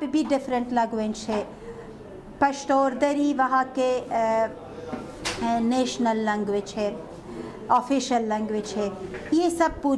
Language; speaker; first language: Hindi; non-native, fluent; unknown